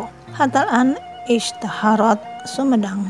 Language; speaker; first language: Arabic; non-native, fluent; Indonesian